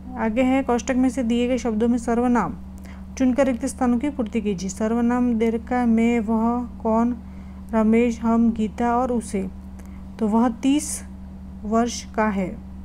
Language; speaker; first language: Hindi; non-native, local second language; Gujarati